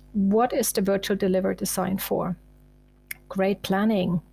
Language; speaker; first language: English; non-native, fluent; German